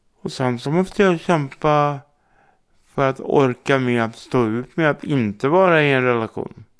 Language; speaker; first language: Swedish; native; Swedish